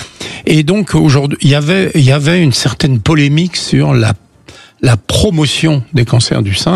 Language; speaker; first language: French; native; French